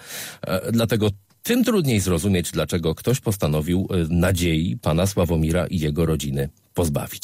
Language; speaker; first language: Polish; native; Polish